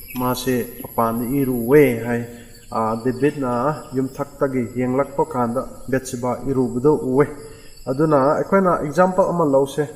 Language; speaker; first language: Manipuri; non-native, local second language; Rongmei Naga